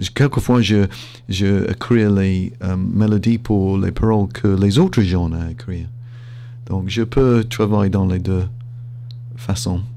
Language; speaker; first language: French; non-native, fluent; English